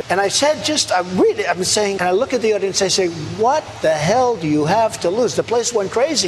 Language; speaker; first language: English; native; English